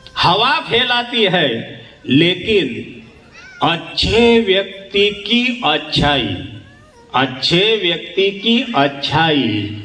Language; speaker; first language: Hindi; non-native, local second language; Marathi